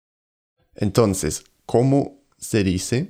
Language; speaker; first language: Spanish; non-native, fluent; English